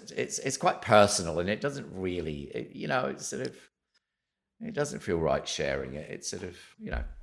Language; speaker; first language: English; native; English